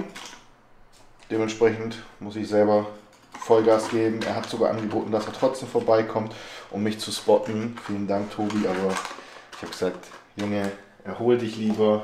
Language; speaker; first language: German; native; German